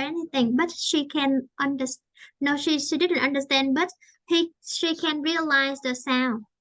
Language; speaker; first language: English; non-native, fluent; Vietnamese